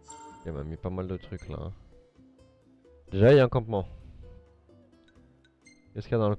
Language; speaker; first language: French; native; French